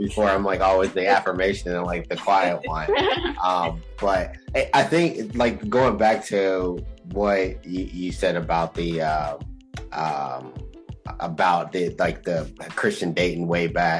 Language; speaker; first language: English; native; English